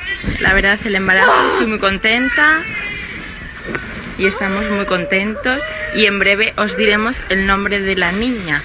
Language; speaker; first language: Spanish; native; Spanish